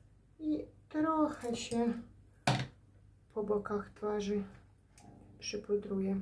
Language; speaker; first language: Polish; non-native, learner; Ukrainian